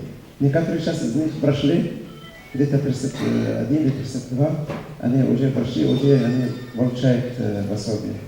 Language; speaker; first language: Russian; non-native, fluent; Arabic